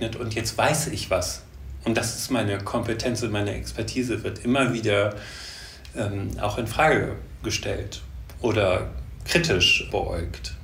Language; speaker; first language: German; native; German